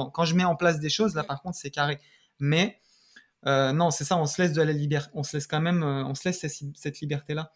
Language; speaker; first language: French; native; French